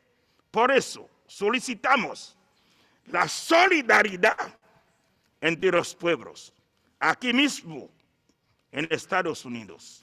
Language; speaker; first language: Spanish; non-native, fluent; Haitian Creole